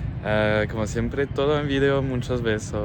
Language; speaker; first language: Spanish; non-native, fluent; French